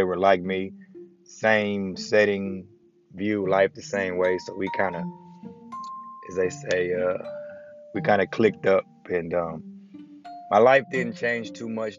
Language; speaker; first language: English; native; English